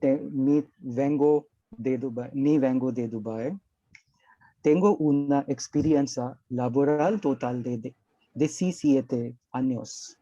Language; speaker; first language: Spanish; non-native, learner; Hindi